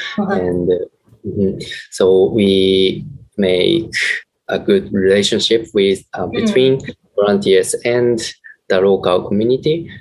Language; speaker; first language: English; non-native, learner; Japanese